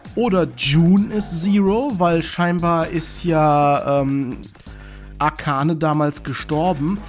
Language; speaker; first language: German; native; German